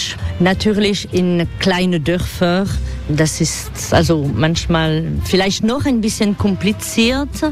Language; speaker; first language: German; non-native, fluent; French